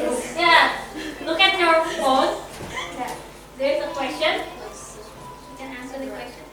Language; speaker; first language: English; non-native, fluent; Indonesian